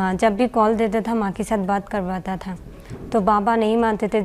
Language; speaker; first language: Hindi; non-native, learner; Bangla